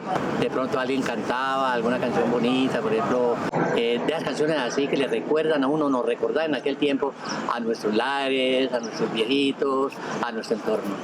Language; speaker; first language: Spanish; native; Spanish